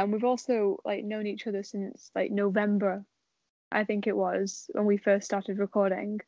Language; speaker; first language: English; native; English